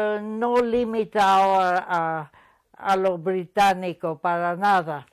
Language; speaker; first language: Spanish; non-native, fluent; English